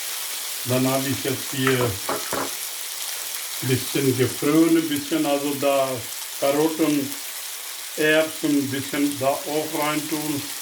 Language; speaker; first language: German; non-native, learner; Urdu